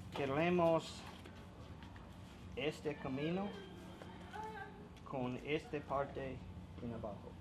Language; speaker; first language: Spanish; non-native, learner; English